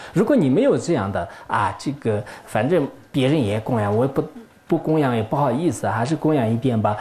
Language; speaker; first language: Chinese; non-native, local second language; Tibetan